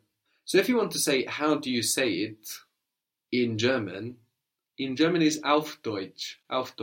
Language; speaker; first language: German; non-native, fluent; English